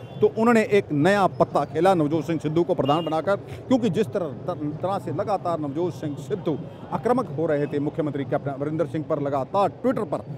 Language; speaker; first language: Hindi; non-native, local second language; Punjabi